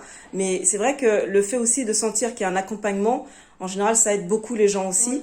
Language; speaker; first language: French; native; French